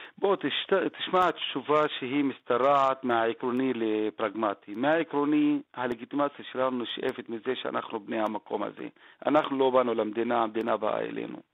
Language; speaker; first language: Hebrew; non-native, local second language; Arabic